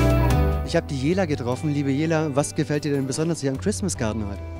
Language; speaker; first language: German; native; German